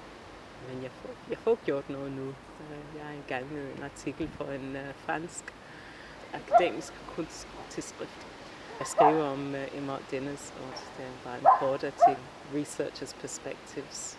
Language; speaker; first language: Danish; non-native, fluent; English